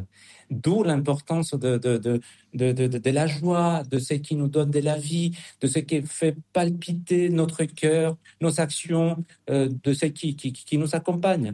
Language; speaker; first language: French; non-native, fluent; Spanish